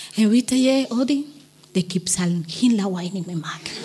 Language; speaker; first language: Dutch; non-native, learner; Spanish